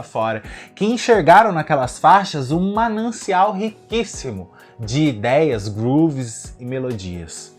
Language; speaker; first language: Portuguese; native; Portuguese